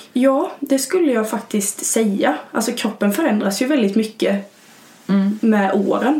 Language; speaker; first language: Swedish; native; Swedish